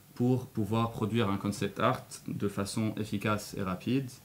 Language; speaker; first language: French; non-native, local second language; Arabic